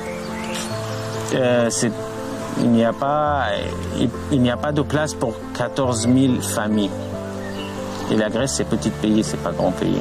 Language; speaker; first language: French; non-native, learner; Arabic